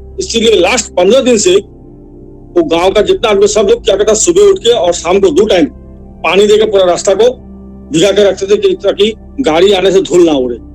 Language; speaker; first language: Hindi; non-native, local second language; Assamese